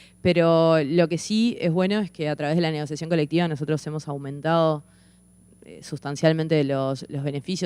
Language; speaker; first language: Spanish; native; Spanish